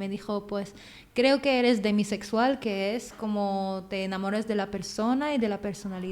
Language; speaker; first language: Spanish; non-native, fluent; Filipino